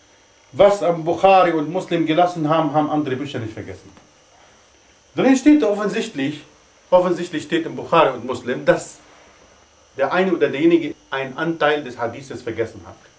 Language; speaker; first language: German; non-native, fluent; Arabic